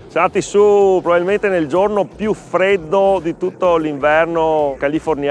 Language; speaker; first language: Italian; native; Italian